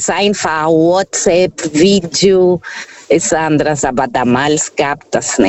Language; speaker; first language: German; non-native, learner; Portuguese